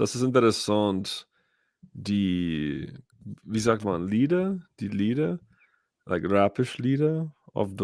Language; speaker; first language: German; non-native, learner; English